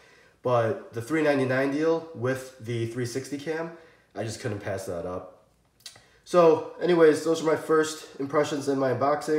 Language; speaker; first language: English; native; English